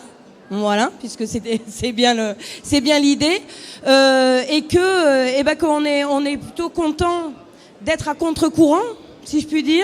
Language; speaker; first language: French; native; French